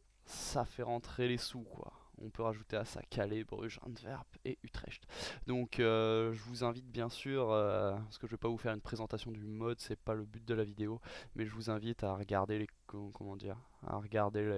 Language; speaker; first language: French; native; French